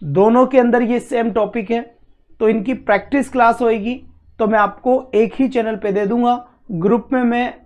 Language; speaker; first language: Hindi; native; Hindi